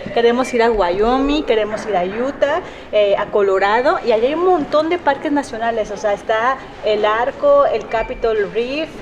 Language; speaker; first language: Spanish; native; Spanish